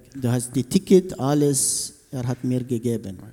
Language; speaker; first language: German; non-native, learner; Arabic